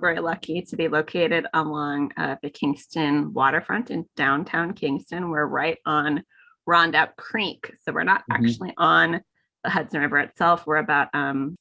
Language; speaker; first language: English; native; English